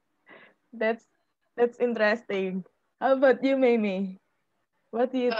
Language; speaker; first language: English; non-native, fluent; Indonesian